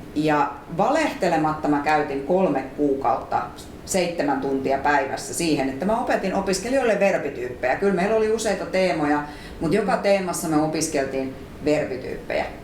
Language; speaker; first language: Finnish; native; Finnish